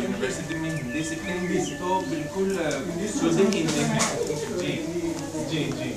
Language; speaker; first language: Hindi; non-native, learner; Greek